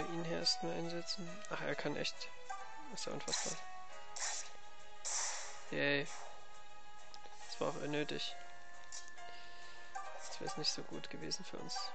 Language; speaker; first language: German; native; German